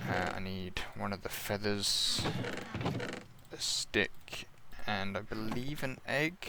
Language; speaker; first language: English; native; English